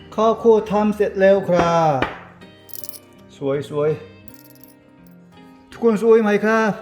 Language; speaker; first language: Thai; non-native, learner; Korean